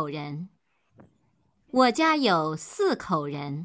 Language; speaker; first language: Chinese; non-native, learner; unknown